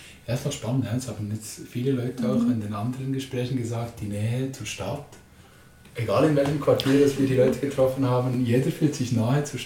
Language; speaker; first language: German; native; German